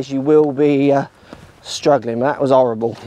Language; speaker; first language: English; native; English